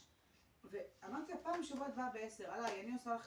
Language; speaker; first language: Hebrew; native; Hebrew